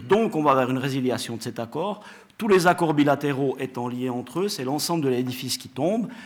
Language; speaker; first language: French; native; French